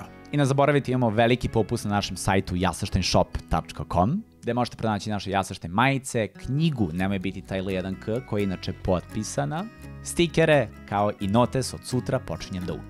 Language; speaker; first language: Serbian; native; Serbian